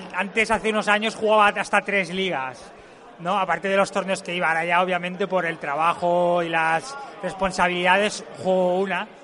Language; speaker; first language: Spanish; non-native, local second language; Catalan